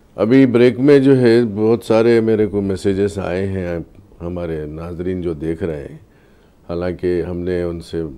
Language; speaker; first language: Urdu; native; Urdu